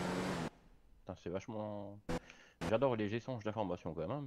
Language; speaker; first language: French; native; French